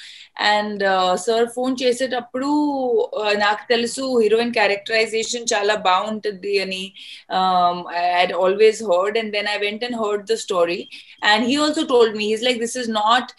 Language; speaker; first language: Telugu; non-native, fluent; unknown